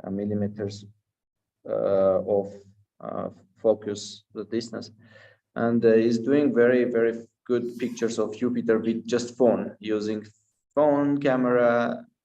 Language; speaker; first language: English; non-native, fluent; Armenian